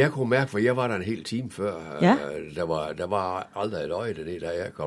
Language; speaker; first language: Danish; native; Danish